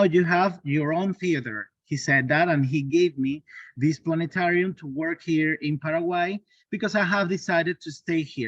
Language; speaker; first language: English; non-native, learner; Spanish